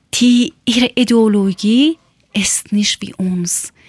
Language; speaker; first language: German; non-native, learner; Persian